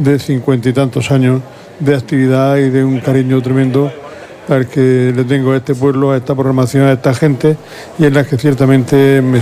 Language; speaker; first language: Spanish; native; Spanish